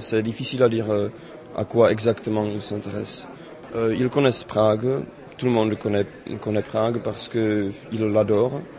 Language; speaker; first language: French; non-native, fluent; Czech